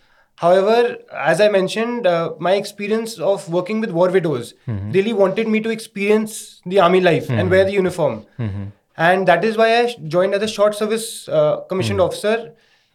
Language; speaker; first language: English; non-native, local second language; Hindi